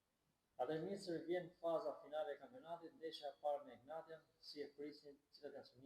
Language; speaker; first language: Albanian; native; Albanian